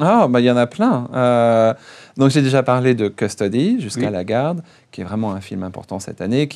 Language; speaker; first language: French; native; French